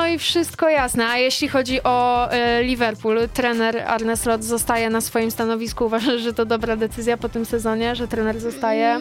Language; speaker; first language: Polish; native; Polish